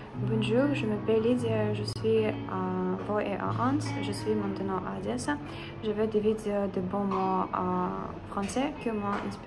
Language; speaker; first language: French; non-native, learner; Russian